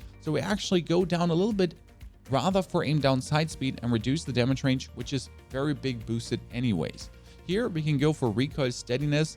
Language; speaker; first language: English; non-native, fluent; German